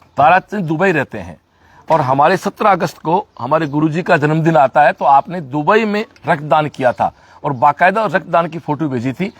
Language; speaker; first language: Hindi; native; Hindi